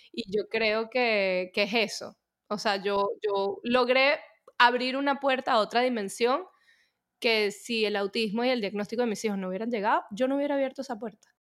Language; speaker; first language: Spanish; native; Spanish